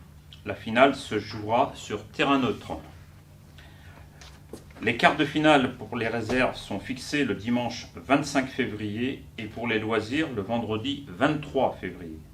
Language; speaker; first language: French; native; French